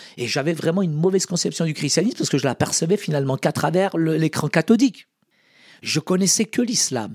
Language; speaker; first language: French; early bilingual, other home language; Arabic